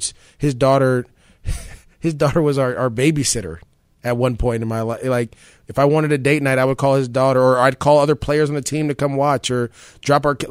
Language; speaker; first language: English; native; English